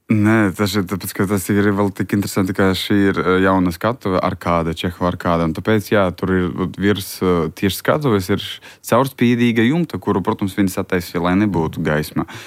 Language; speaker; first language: Latvian; non-native, local second language; Russian